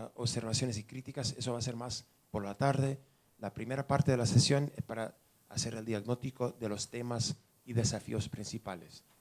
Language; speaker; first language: Spanish; non-native, fluent; English